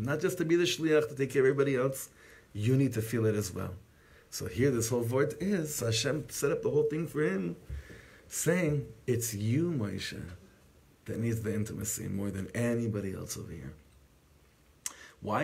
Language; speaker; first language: English; native; English